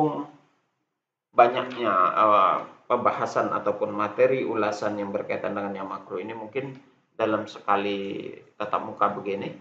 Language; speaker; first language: Indonesian; native; Indonesian